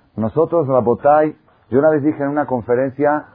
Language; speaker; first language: Spanish; native; Spanish